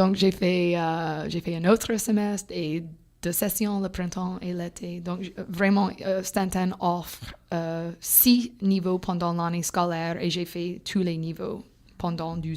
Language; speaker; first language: French; non-native, fluent; English